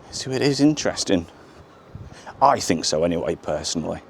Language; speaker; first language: English; native; English